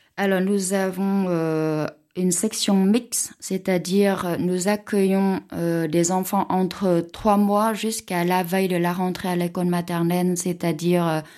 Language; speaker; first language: French; non-native, fluent; Vietnamese